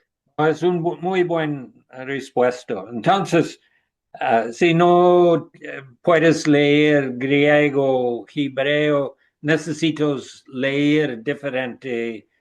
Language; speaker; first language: Spanish; non-native, learner; English